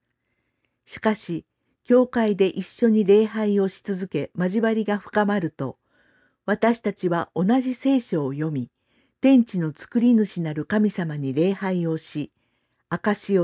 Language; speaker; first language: Japanese; non-native, fluent; Korean